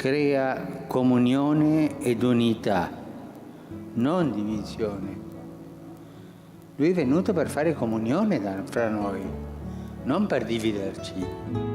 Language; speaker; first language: Italian; early bilingual, heritage; Spanish